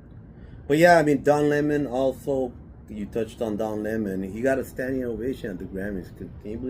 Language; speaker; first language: English; native; English